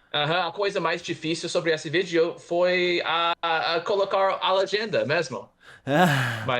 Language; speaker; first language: Portuguese; non-native, fluent; English